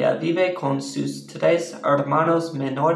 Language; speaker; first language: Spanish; non-native, learner; English